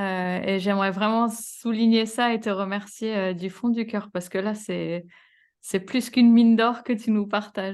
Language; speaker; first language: French; native; French